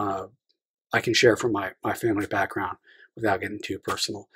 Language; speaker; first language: English; native; English